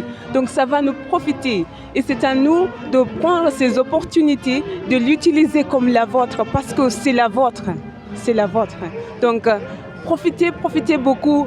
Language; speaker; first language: French; non-native, fluent; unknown